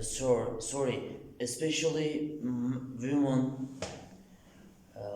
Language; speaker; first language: English; non-native, learner; Turkish